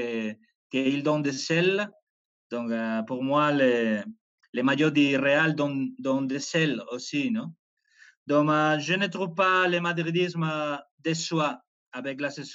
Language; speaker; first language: French; non-native, fluent; Spanish